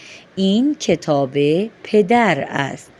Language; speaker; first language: Persian; non-native, fluent; Urdu